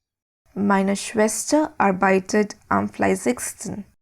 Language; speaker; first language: German; non-native, fluent; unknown